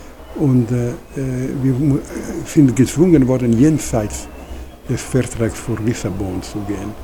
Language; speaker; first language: German; non-native, fluent; Italian